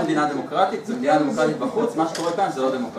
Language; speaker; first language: Hebrew; native; Hebrew